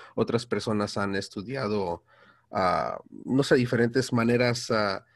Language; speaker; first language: Spanish; early bilingual, heritage; Spanish